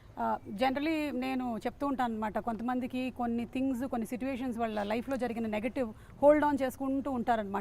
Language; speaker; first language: Telugu; native; Telugu